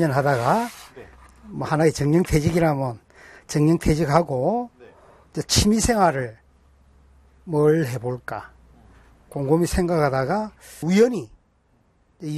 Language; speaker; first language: Korean; native; Korean